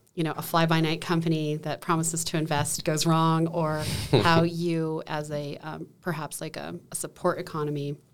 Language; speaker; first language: English; native; English